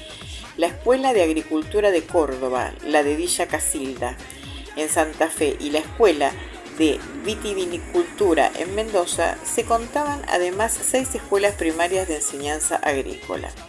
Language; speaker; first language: Spanish; native; Spanish